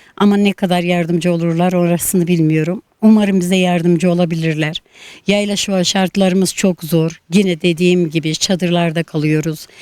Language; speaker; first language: Turkish; non-native, local second language; Kurdish